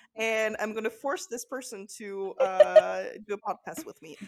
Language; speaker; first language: English; non-native, fluent; Norwegian